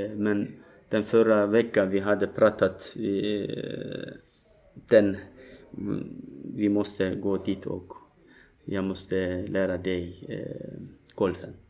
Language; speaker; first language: Swedish; non-native, learner; Turkish